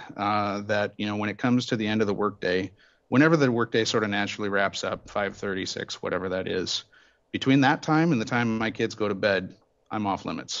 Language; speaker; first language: English; native; English